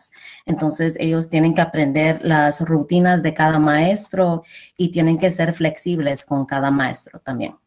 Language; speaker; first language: Spanish; early bilingual, heritage; Spanish